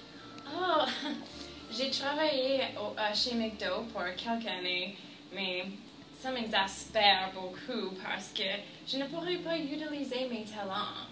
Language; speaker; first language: French; non-native, learner; English